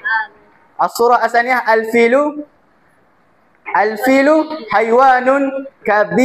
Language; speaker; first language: Arabic; non-native, learner; Malay